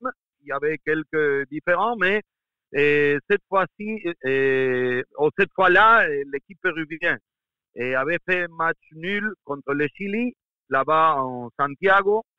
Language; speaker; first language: French; non-native, fluent; Spanish